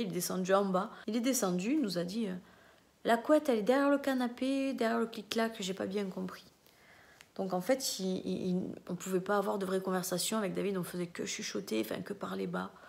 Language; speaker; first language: French; native; French